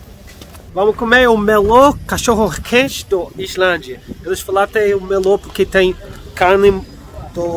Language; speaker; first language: Portuguese; non-native, learner; English